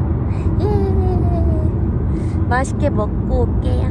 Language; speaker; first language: Korean; native; Korean